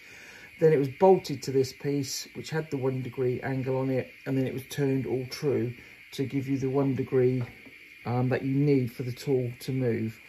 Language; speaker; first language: English; native; English